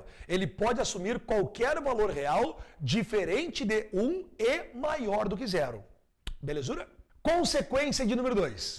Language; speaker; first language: Portuguese; native; Portuguese